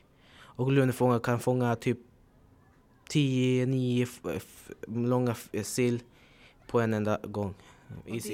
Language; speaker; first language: Swedish; early bilingual, other home language; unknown